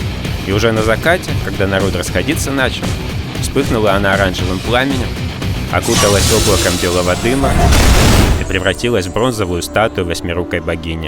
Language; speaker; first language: Russian; native; Russian